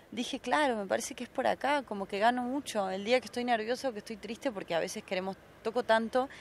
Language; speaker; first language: Spanish; native; Spanish